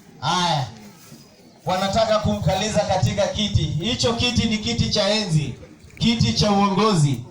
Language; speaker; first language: Swahili; non-native, local second language; Luo (Kenya and Tanzania)